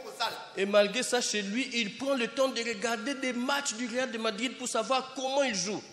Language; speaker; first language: French; non-native, local second language; Lingala